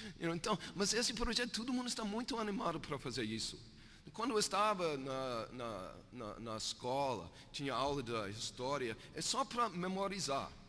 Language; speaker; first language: Portuguese; non-native, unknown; English